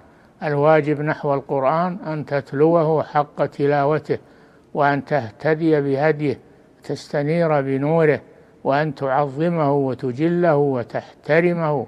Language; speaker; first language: Arabic; native; Arabic